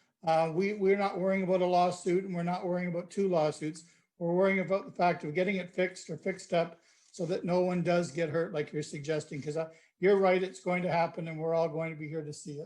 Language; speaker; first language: English; native; English